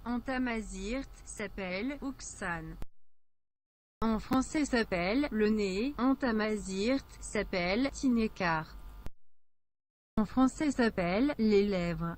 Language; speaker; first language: French; non-native, learner; Berber languages